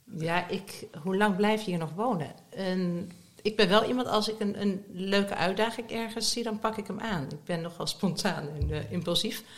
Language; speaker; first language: Dutch; native; Dutch